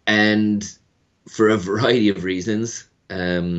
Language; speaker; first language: English; native; English